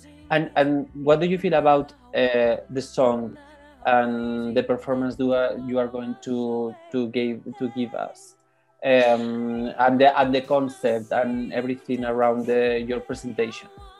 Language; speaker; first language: English; non-native, learner; Spanish